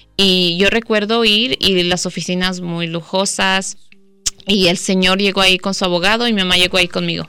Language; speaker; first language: Spanish; early bilingual, heritage; Spanish